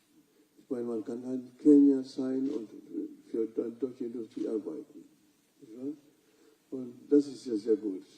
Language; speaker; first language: German; non-native, fluent; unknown